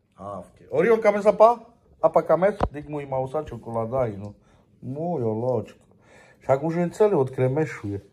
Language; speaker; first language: Slovak; native; Slovak